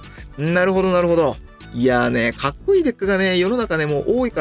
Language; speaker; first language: Japanese; native; Japanese